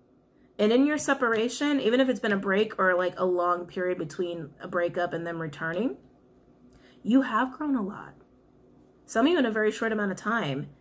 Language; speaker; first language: English; native; English